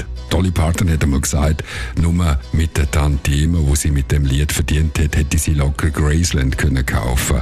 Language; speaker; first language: German; native; German